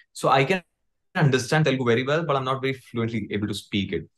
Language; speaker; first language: English; non-native, local second language; Hindi